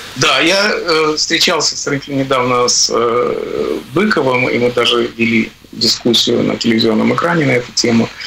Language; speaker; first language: Russian; native; Russian